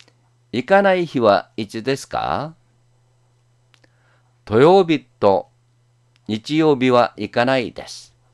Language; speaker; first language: Japanese; non-native, fluent; Korean